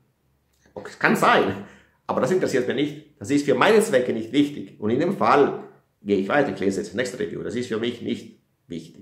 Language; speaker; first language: German; non-native, fluent; Italian